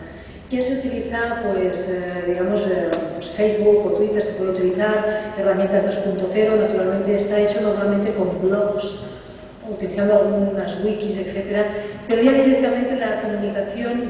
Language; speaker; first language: Spanish; native; Spanish